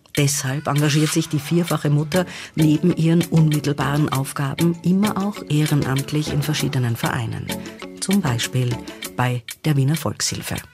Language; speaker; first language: German; native; German